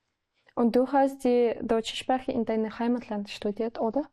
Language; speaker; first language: German; non-native, fluent; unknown